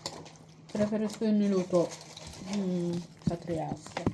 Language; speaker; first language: Italian; non-native, local second language; Filipino